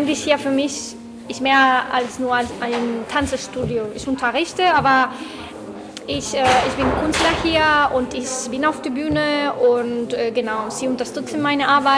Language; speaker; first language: German; non-native, fluent; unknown